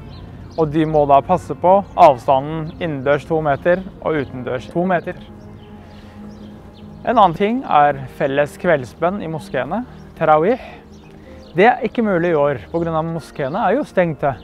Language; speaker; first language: Norwegian; early bilingual, other home language; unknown